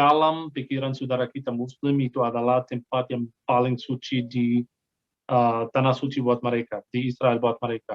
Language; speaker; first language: Indonesian; non-native, fluent; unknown